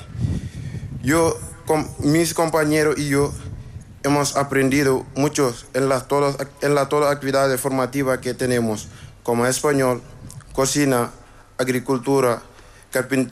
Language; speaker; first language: Spanish; non-native, fluent; Wolof